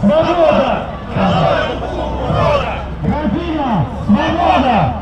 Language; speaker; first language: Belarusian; non-native, local second language; Russian